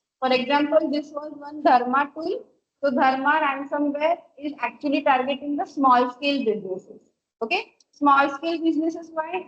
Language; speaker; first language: English; non-native, local second language; Marathi